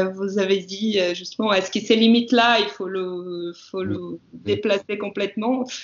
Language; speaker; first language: French; non-native, fluent; Portuguese